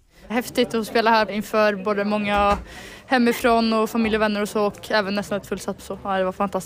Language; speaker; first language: Swedish; native; Swedish